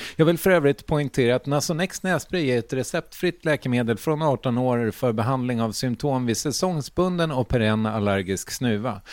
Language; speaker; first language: Swedish; native; Swedish